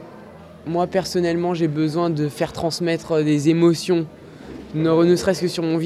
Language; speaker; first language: French; native; French